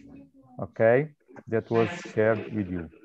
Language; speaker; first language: English; non-native, fluent; Portuguese